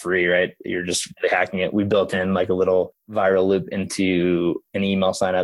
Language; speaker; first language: English; native; English